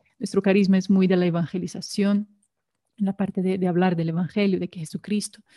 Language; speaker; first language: Spanish; non-native, fluent; Portuguese